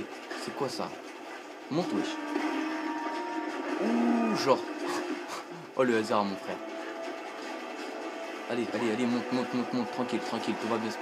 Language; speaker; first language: French; native; French